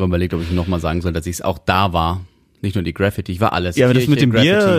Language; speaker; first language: German; native; German